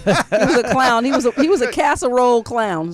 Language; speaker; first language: English; native; English